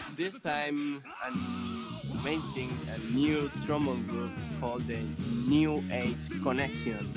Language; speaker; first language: English; non-native, fluent; Spanish